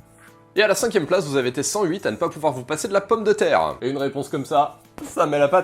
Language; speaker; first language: French; native; French